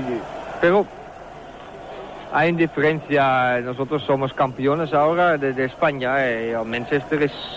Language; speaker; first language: Spanish; non-native, learner; Dutch